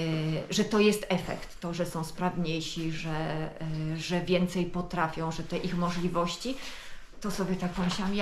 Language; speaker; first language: Polish; native; Polish